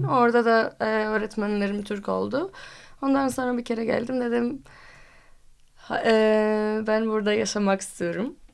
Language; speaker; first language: Turkish; non-native, fluent; Greek